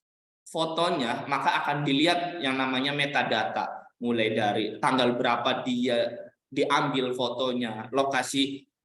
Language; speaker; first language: Indonesian; native; Indonesian